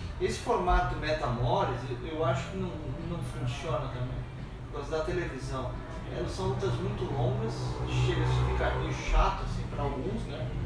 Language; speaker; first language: Portuguese; native; Portuguese